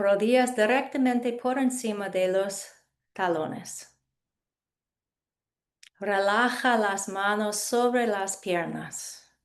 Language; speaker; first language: Spanish; non-native, fluent; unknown